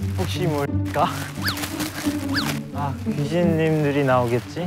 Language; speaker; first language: Korean; non-native, fluent; Thai